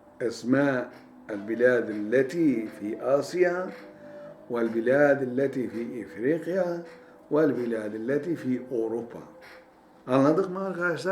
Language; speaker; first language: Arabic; non-native, fluent; Turkish